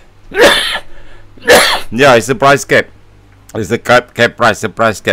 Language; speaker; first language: English; non-native, local second language; Malay